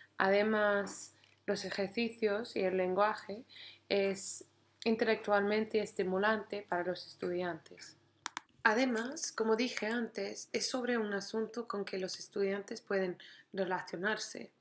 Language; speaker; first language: Spanish; non-native, fluent; English